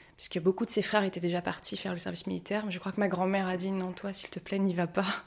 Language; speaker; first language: French; native; French